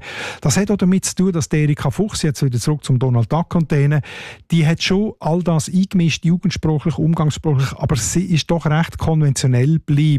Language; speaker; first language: German; native; German